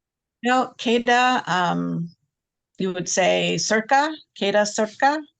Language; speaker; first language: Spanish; non-native, learner; English